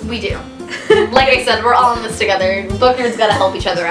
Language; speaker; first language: English; native; English